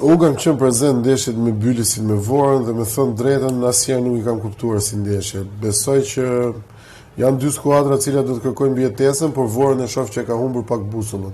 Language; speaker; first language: Albanian; native; Albanian